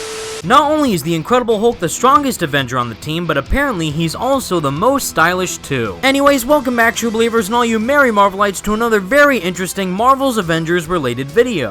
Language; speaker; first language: English; native; English